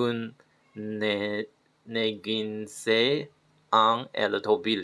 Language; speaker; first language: Spanish; non-native, learner; Chinese